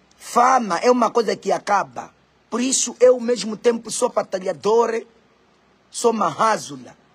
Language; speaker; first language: Portuguese; non-native, local second language; Makhuwa